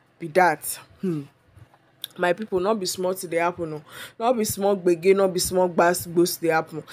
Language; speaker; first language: Nigerian Pidgin; non-native, local second language; Yoruba